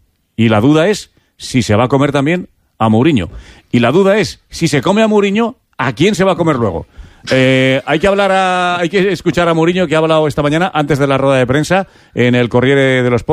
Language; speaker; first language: Spanish; native; Spanish